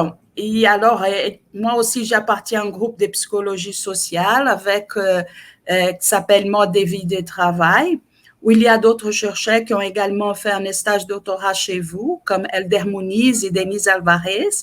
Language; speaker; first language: French; non-native, fluent; Portuguese